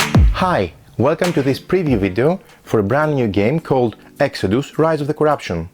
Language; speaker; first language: English; non-native, fluent; Greek